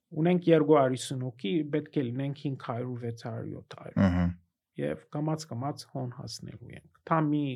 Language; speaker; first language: Armenian; early bilingual, heritage; Armenian